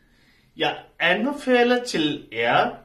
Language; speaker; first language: Danish; non-native, learner; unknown